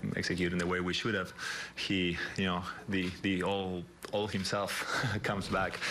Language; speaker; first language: English; non-native, fluent; Spanish